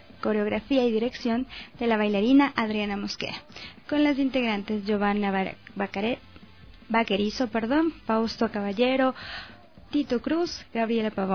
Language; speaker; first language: Spanish; native; Spanish